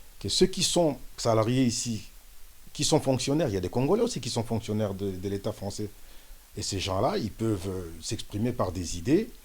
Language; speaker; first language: French; non-native, local second language; Lingala